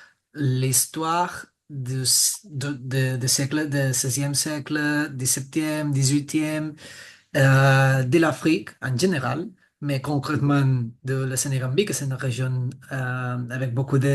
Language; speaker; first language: French; non-native, fluent; Catalan